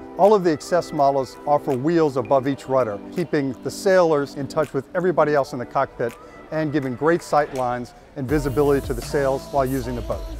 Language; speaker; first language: English; native; English